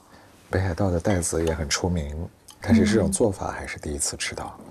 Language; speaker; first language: Chinese; native; Chinese